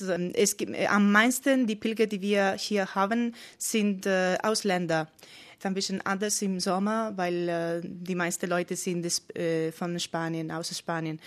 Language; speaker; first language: German; non-native, fluent; Spanish